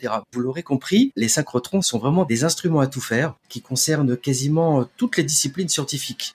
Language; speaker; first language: French; native; French